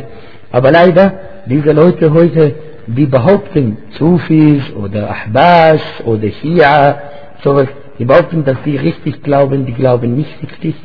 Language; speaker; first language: German; non-native, fluent; Arabic